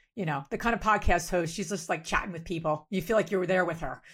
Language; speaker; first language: English; native; English